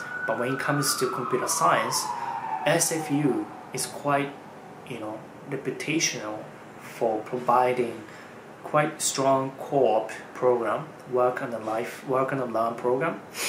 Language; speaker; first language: English; non-native, fluent; Japanese